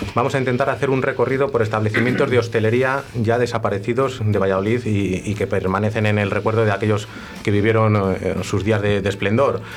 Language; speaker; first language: Spanish; native; Spanish